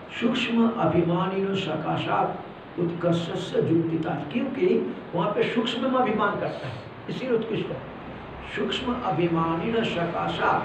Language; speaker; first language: Hindi; non-native, local second language; Malayalam